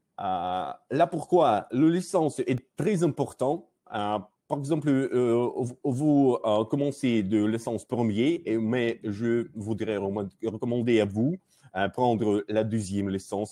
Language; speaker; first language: French; non-native, learner; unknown